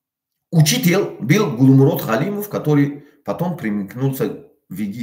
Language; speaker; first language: Russian; non-native, local second language; Tajik